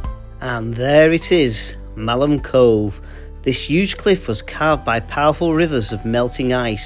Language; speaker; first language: English; native; English